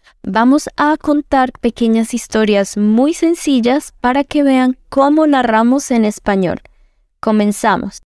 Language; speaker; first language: Spanish; native; Spanish